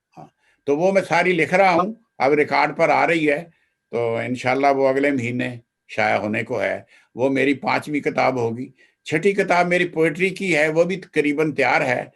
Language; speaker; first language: Urdu; non-native, local second language; Punjabi